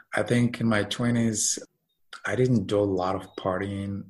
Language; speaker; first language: English; non-native, fluent; Arabic